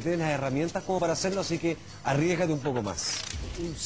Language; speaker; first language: Spanish; native; Spanish